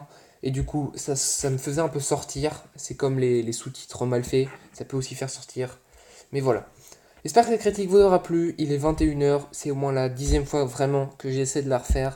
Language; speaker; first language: French; native; French